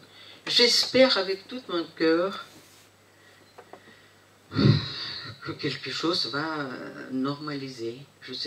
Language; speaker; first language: French; non-native, fluent; Russian